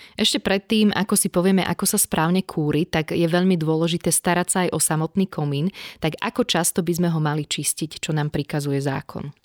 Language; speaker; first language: Slovak; native; Slovak